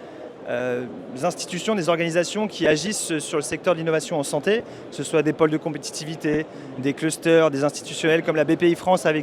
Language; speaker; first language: French; native; French